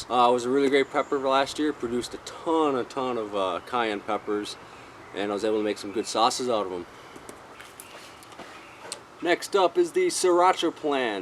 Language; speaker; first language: English; native; English